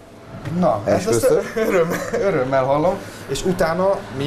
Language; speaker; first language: Hungarian; native; Hungarian